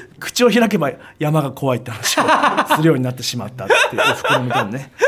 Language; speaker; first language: Japanese; native; Japanese